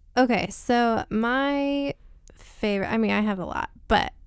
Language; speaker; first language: English; native; English